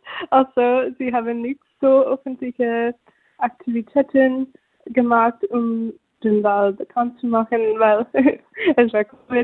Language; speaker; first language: German; non-native, fluent; English